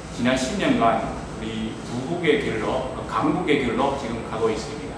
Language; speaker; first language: Korean; non-native, fluent; Chinese